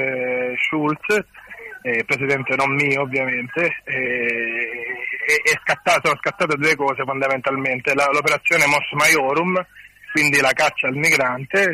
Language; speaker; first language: Italian; native; Italian